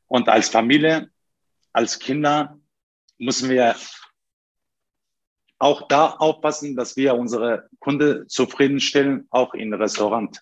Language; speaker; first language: German; non-native, fluent; Turkish